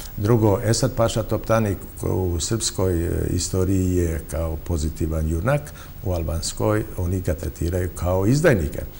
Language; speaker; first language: Bosnian; non-native, local second language; Albanian